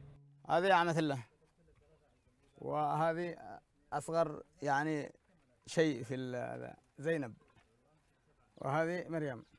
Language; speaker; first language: Arabic; native; Arabic